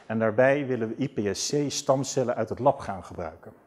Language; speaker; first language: Dutch; native; Dutch